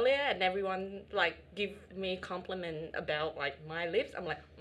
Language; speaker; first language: English; non-native, fluent; Vietnamese